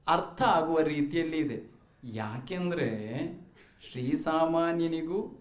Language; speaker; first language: Kannada; non-native, local second language; Malayalam